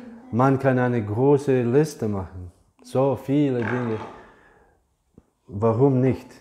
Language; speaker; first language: German; non-native, fluent; English